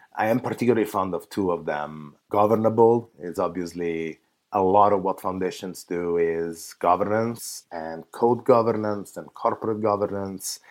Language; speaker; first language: English; non-native, fluent; Italian